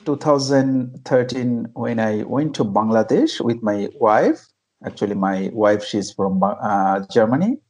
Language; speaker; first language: English; non-native, local second language; Bangla